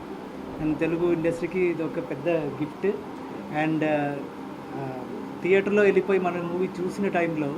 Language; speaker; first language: Telugu; non-native, learner; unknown